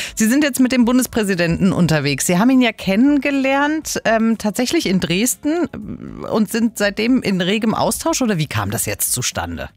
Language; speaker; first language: German; native; German